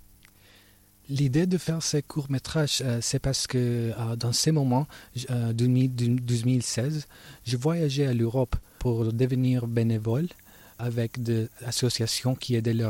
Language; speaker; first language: French; non-native, learner; Spanish